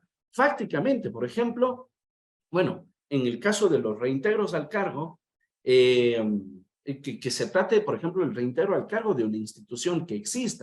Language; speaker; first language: Spanish; native; Spanish